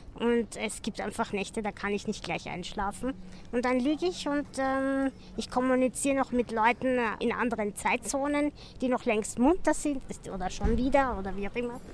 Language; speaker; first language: German; native; German